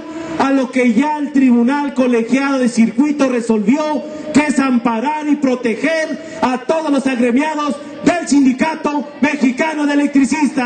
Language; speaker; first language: Spanish; native; Spanish